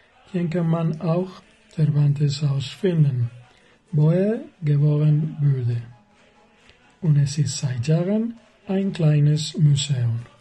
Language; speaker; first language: German; non-native, learner; Spanish